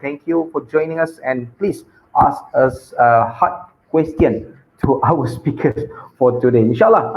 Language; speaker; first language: English; non-native, local second language; Malay